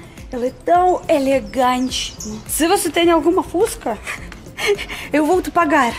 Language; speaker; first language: Portuguese; non-native, fluent; Russian